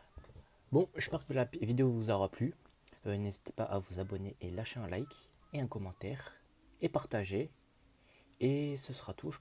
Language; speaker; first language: French; native; French